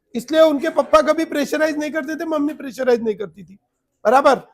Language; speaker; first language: Hindi; non-native, local second language; Marathi